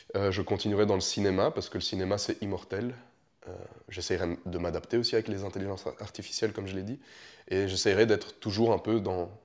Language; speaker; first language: French; early bilingual, other home language; Romanian